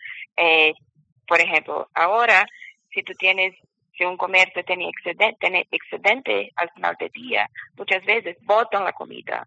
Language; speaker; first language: Spanish; non-native, learner; Portuguese